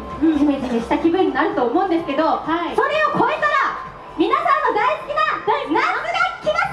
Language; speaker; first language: Japanese; native; Japanese